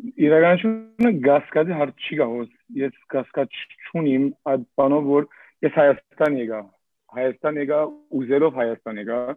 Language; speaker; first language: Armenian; early bilingual, heritage; Armenian